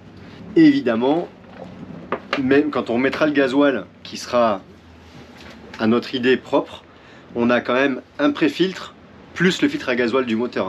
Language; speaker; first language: French; native; French